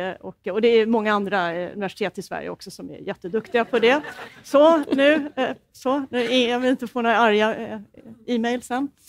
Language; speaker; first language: Swedish; native; Swedish